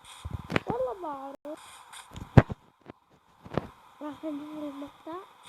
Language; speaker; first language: Arabic; native; Arabic